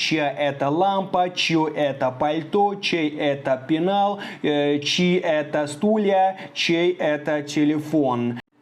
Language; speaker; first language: Russian; non-native, fluent; Tajik